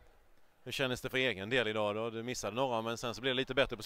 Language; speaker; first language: Swedish; native; Swedish